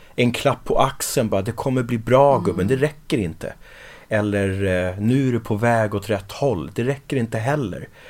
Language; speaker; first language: Swedish; early bilingual, other home language; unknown